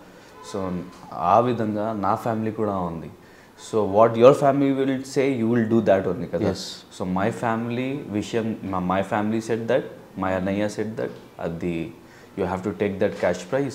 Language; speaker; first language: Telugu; non-native, learner; Hindi